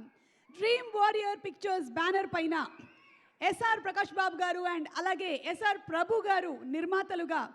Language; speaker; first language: Telugu; native; Telugu